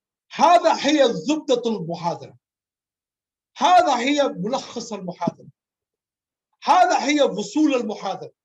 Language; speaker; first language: Arabic; non-native, learner; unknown